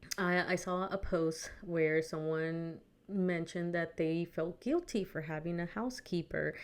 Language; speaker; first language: English; early bilingual, other home language; Spanish